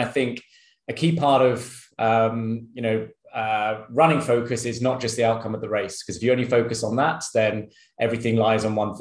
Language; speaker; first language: English; native; English